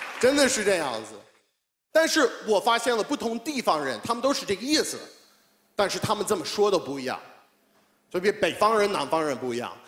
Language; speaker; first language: Chinese; non-native, fluent; English